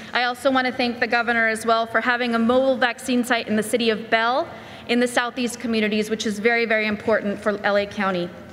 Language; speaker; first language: English; early bilingual, other home language; Spanish